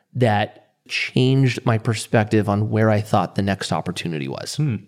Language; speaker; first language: English; native; English